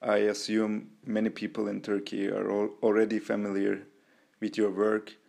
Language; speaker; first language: English; non-native, fluent; Turkish